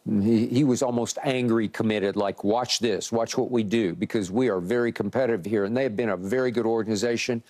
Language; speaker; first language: English; native; English